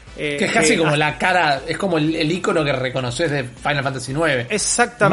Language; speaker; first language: Spanish; native; Spanish